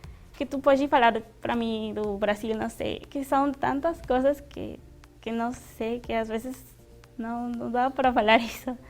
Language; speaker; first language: Portuguese; non-native, fluent; Spanish